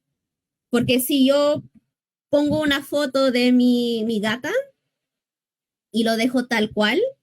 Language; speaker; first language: Spanish; early bilingual, heritage; English